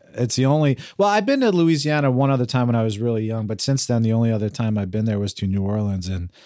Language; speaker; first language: English; native; English